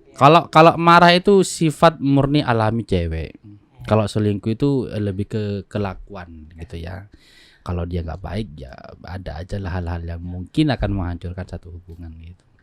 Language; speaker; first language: Indonesian; non-native, local second language; Madurese